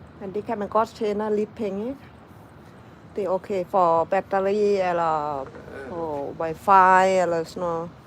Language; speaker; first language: Danish; non-native, learner; Thai